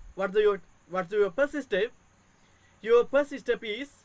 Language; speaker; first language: English; non-native, local second language; Sinhala